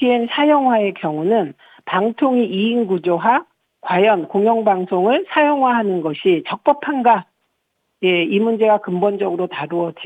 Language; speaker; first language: Korean; native; Korean